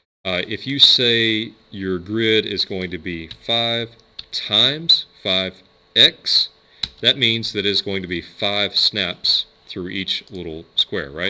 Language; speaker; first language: English; native; English